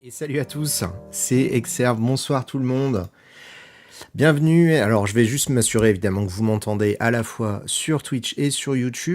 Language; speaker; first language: French; native; French